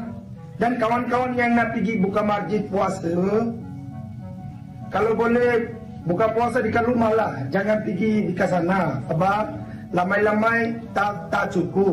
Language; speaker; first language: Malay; non-native, learner; Bangla